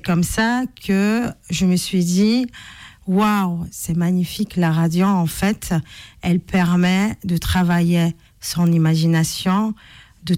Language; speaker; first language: French; non-native, fluent; Polish